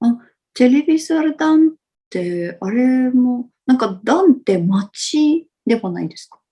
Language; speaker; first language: Japanese; non-native, fluent; Russian